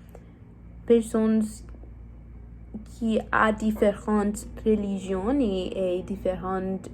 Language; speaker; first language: French; non-native, learner; English